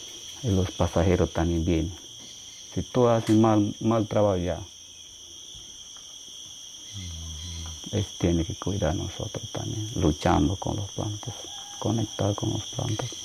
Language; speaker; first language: Spanish; non-native, local second language; Shipibo-Conibo